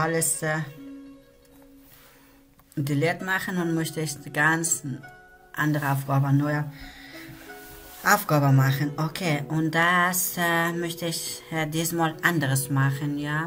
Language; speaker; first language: German; non-native, learner; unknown